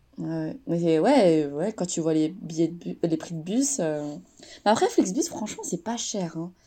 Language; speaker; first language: French; native; French